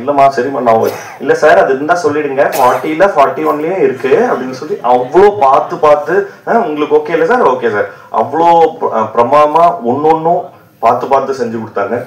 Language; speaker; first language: Tamil; native; Tamil